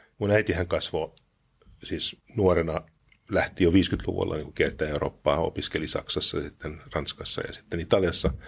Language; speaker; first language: Finnish; early bilingual, heritage; Finnish